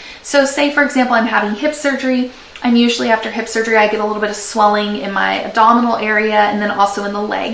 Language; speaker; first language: English; native; English